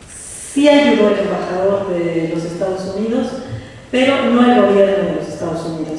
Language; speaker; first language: Spanish; native; Spanish